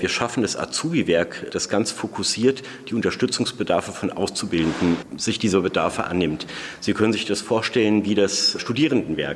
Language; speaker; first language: German; native; German